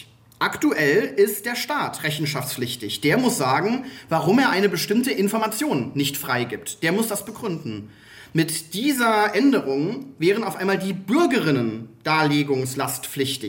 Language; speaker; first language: German; native; German